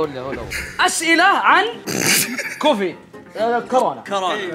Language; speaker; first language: Arabic; native; Arabic